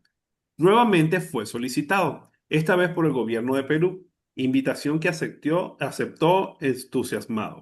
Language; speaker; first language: Spanish; native; Spanish